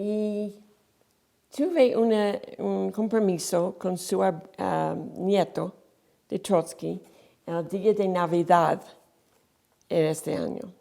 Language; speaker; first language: Spanish; non-native, fluent; English